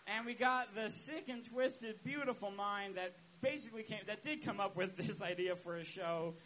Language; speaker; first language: English; native; English